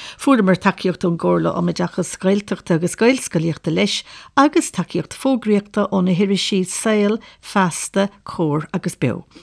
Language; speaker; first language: Irish; native; Irish